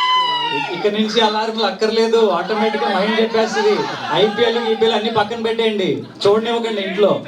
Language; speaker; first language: Telugu; native; Telugu